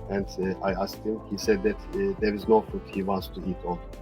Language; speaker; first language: English; non-native, learner; Turkish